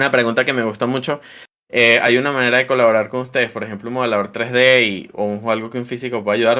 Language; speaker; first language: Spanish; native; Spanish